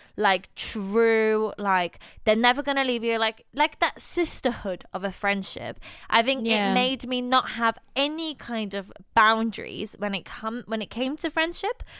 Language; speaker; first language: English; non-native, fluent; Polish